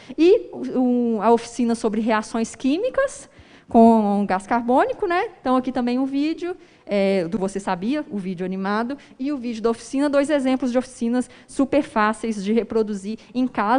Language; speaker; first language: Portuguese; native; Portuguese